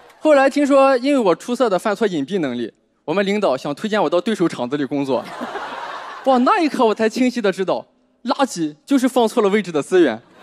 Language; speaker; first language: Chinese; native; Chinese